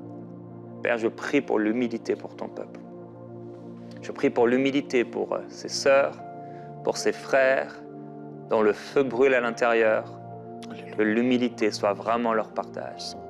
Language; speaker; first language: French; native; French